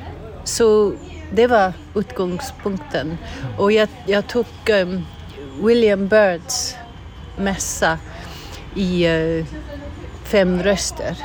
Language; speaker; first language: Swedish; non-native, fluent; English